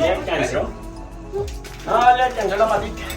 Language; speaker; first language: Spanish; native; Spanish